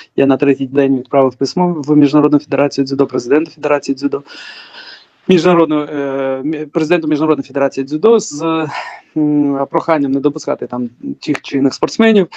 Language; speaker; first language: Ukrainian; early bilingual, other home language; Georgian